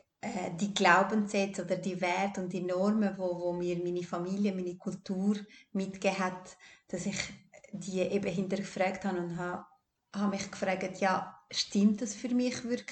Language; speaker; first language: German; early bilingual, other home language; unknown